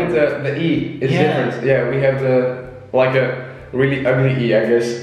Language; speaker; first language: English; non-native, fluent; Dutch